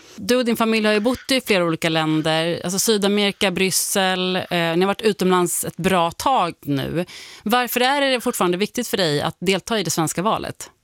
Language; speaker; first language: Swedish; native; Swedish